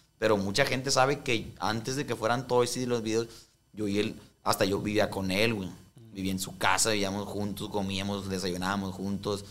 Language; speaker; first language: Spanish; native; Spanish